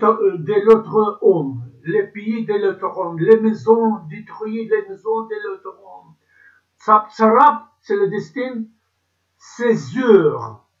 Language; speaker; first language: French; non-native, learner; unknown